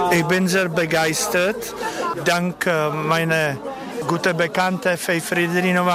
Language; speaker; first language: German; non-native, fluent; Czech